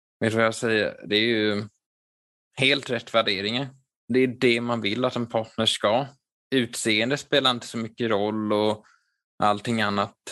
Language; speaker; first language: Swedish; native; Swedish